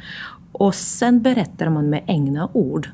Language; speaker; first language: Swedish; non-native, fluent; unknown